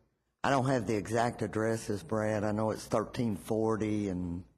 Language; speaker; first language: English; native; English